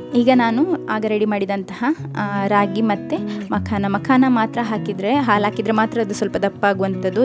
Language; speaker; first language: Kannada; non-native, local second language; Konkani